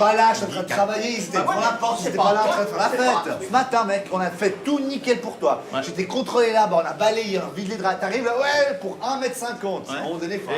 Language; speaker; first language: French; native; French